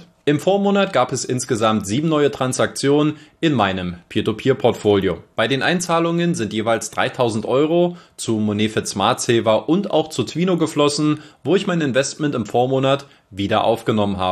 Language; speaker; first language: German; native; German